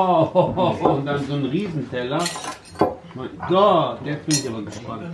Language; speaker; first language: German; native; German